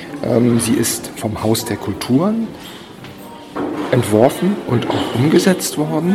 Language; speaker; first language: German; native; German